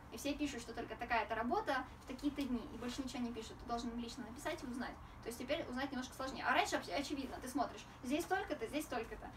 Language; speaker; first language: Russian; native; Russian